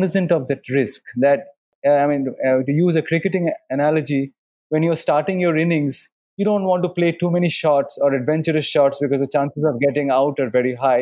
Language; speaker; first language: English; non-native, local second language; Bangla